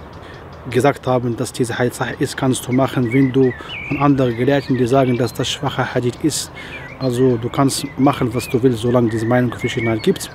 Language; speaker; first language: German; non-native, fluent; Arabic